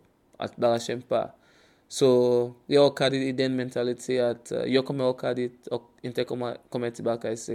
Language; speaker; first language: Swedish; non-native, learner; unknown